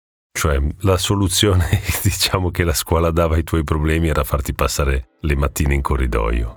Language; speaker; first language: Italian; native; Italian